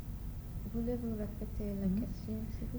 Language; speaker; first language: French; non-native, learner; English